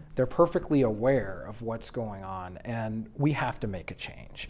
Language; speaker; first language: English; native; English